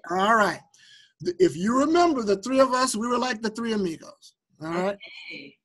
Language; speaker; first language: English; native; English